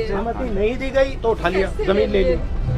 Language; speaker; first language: Hindi; native; Hindi